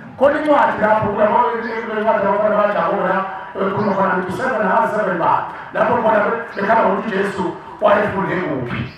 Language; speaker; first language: Zulu; native; Zulu